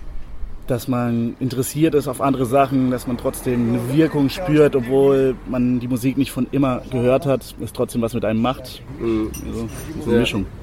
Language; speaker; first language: German; native; German